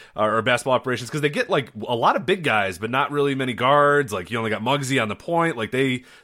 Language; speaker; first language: English; native; English